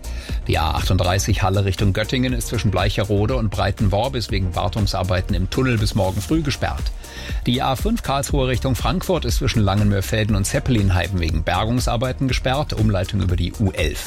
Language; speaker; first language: German; native; German